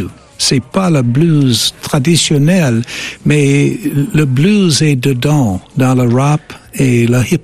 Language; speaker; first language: French; non-native, fluent; English